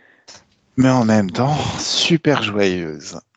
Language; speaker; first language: French; native; French